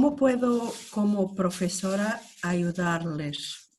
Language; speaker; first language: Spanish; non-native, fluent; Portuguese